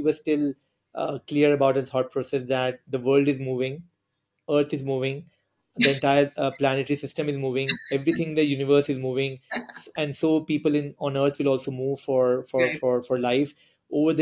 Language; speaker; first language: English; non-native, local second language; Hindi